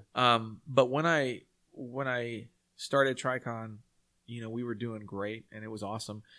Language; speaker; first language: English; native; English